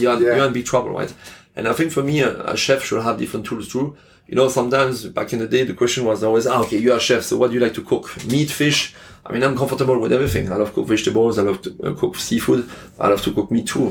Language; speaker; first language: English; non-native, fluent; French